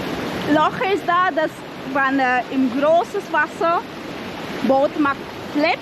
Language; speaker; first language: German; non-native, learner; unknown